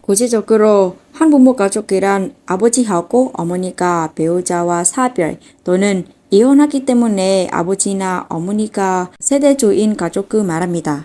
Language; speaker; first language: Korean; non-native, fluent; Vietnamese